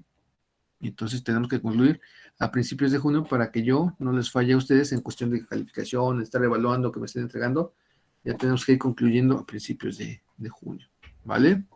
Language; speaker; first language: Spanish; native; Spanish